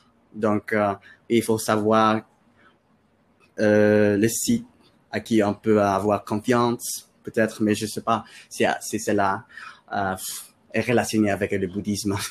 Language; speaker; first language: French; non-native, fluent; Filipino